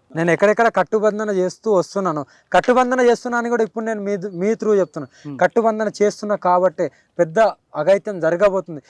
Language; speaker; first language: Telugu; native; Telugu